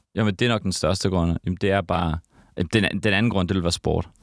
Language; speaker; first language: Danish; native; Danish